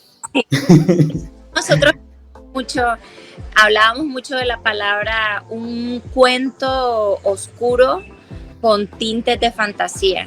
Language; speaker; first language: Spanish; native; Spanish